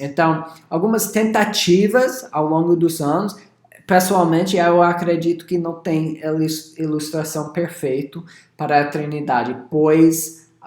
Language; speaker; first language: Portuguese; non-native, fluent; English